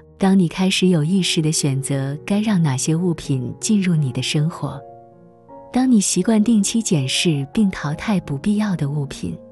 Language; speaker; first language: Chinese; native; Chinese